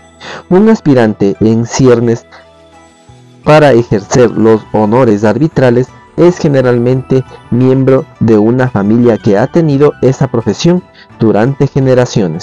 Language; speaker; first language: Spanish; native; Spanish